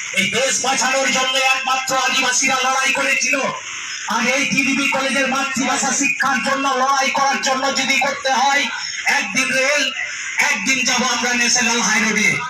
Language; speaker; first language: Bangla; non-native, local second language; Santali